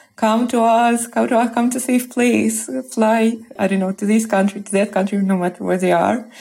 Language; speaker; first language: English; non-native, fluent; Russian